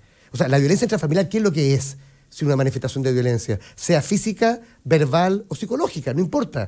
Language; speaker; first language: Spanish; native; Spanish